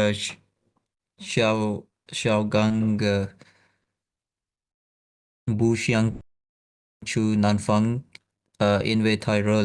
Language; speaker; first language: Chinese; non-native, learner; Urdu